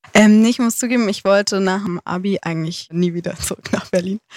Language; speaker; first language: German; native; German